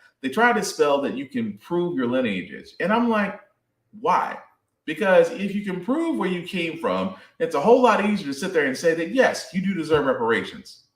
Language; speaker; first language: English; native; English